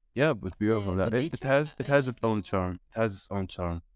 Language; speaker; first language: English; non-native, fluent; Arabic